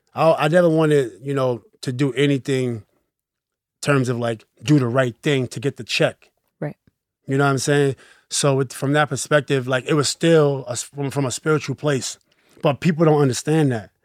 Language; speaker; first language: English; early bilingual, other home language; Akan